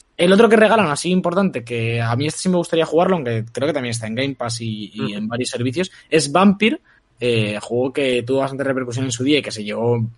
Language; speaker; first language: Spanish; native; Spanish